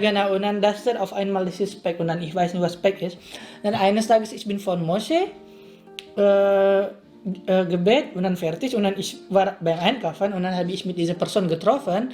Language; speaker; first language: German; non-native, learner; Indonesian